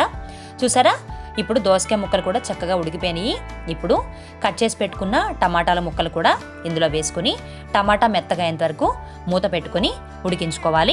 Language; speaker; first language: Telugu; native; Telugu